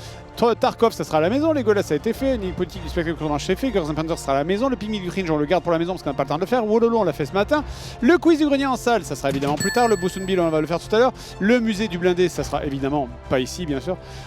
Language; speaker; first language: French; native; French